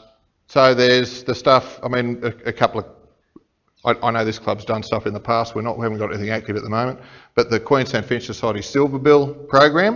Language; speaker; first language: English; native; English